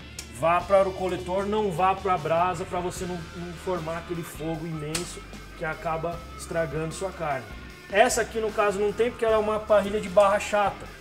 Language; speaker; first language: Portuguese; native; Portuguese